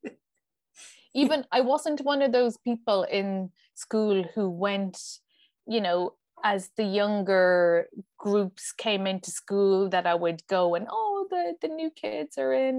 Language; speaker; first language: English; native; English